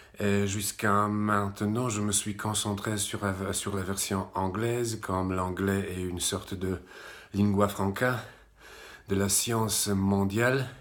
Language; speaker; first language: French; non-native, fluent; Polish